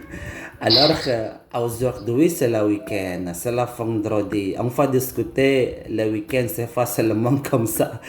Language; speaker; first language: French; non-native, learner; Indonesian